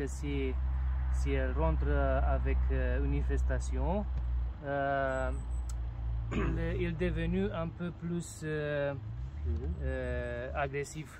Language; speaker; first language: French; non-native, learner; Romanian